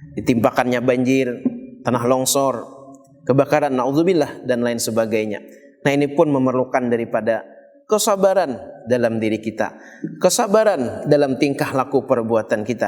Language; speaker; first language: Indonesian; non-native, local second language; Banjar